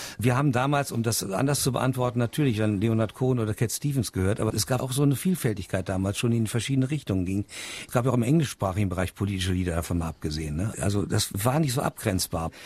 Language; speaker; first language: German; native; German